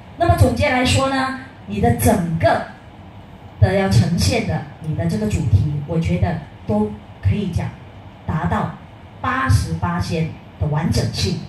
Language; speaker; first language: Chinese; native; Chinese